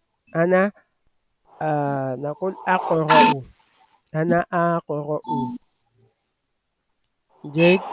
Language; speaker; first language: Arabic; non-native, fluent; French